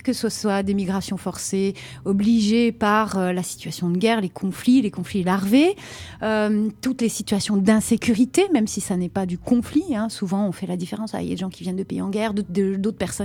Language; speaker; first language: French; native; French